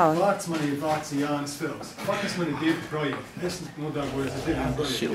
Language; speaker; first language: Latvian; early bilingual, heritage; English